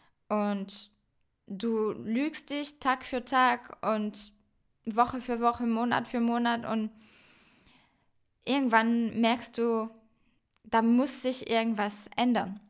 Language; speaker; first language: German; non-native, fluent; French